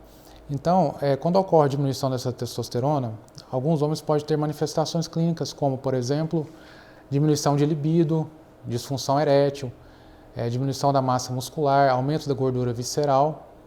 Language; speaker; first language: Portuguese; native; Portuguese